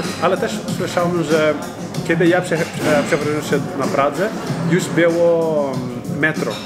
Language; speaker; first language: Polish; non-native, learner; Portuguese